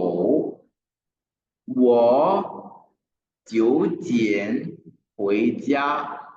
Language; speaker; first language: Chinese; non-native, fluent; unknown